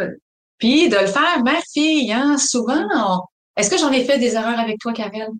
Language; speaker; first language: French; native; French